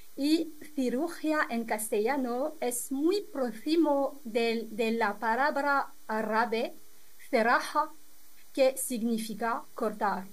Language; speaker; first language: Spanish; non-native, fluent; French